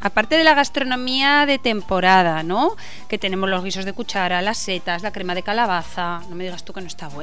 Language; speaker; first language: Spanish; native; Spanish